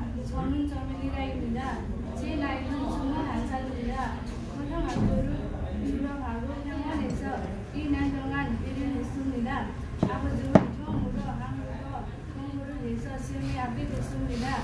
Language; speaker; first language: Korean; non-native, learner; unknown